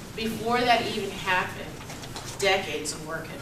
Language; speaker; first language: English; native; English